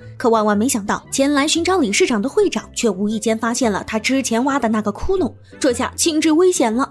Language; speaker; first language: Chinese; native; Chinese